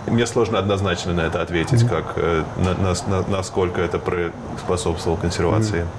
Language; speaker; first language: Russian; native; Russian